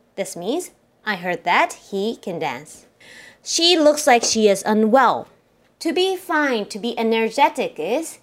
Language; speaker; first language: English; non-native, fluent; Japanese